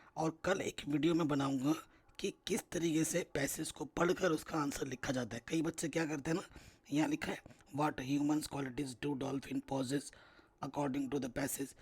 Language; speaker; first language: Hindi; native; Hindi